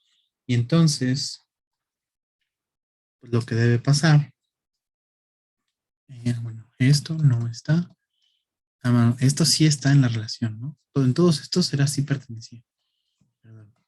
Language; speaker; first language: Spanish; native; Spanish